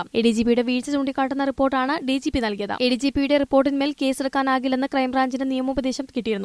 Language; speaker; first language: Malayalam; native; Malayalam